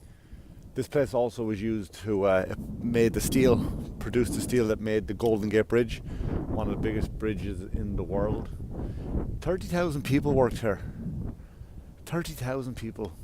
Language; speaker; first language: English; native; English